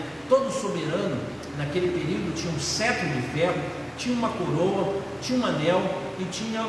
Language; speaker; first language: Portuguese; native; Portuguese